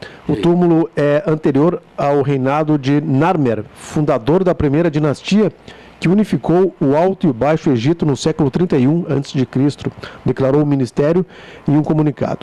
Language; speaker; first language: Portuguese; native; Portuguese